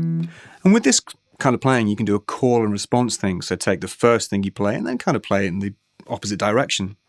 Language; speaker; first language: English; native; English